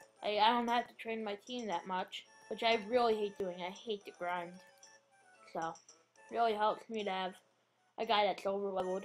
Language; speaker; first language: English; native; English